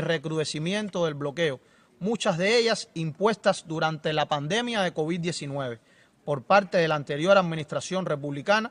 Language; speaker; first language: Spanish; native; Spanish